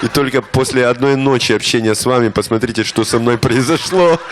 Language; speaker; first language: Russian; native; Russian